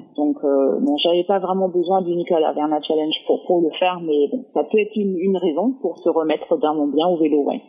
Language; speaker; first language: French; non-native, fluent; German